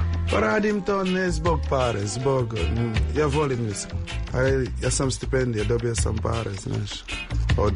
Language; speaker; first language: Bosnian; non-native, learner; English